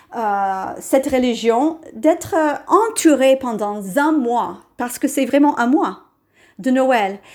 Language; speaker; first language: French; non-native, fluent; English